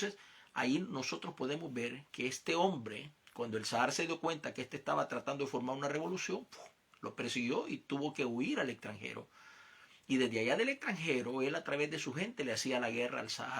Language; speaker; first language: Spanish; native; Spanish